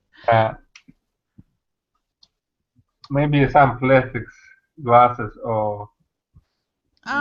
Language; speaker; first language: English; non-native, learner; Russian